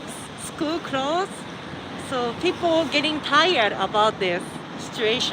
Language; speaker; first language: English; non-native, fluent; Japanese